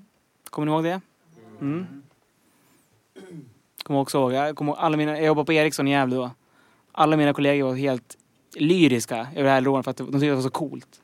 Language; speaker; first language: Swedish; native; Swedish